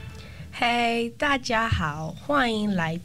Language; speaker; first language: Chinese; non-native, fluent; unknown